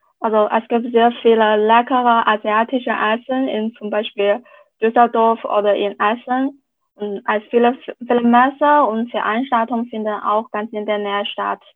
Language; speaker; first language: German; non-native, fluent; Chinese